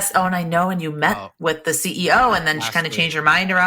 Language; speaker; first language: English; native; English